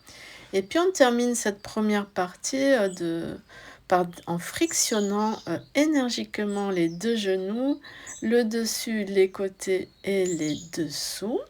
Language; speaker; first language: French; native; French